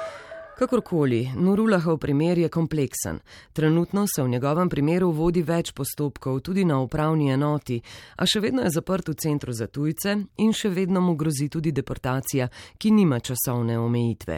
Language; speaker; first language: Slovenian; native; Slovenian